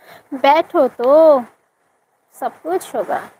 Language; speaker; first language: Hindi; non-native, local second language; Bangla